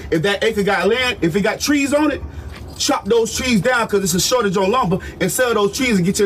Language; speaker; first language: English; native; English